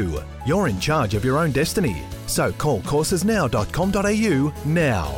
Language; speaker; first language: English; native; English